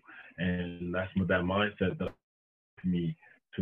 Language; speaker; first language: English; non-native, local second language; French